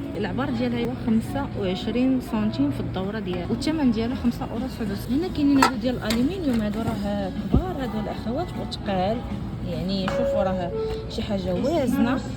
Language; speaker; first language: Arabic; native; Arabic